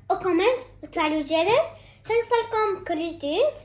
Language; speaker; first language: Arabic; native; Arabic